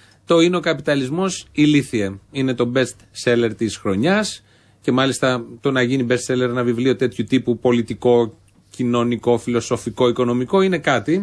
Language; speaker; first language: Greek; native; Greek